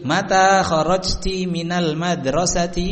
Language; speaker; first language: Arabic; non-native, fluent; Indonesian